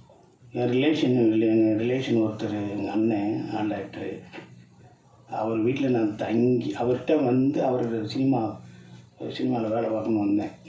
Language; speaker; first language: Tamil; native; Tamil